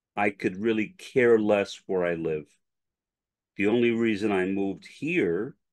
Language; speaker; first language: English; native; English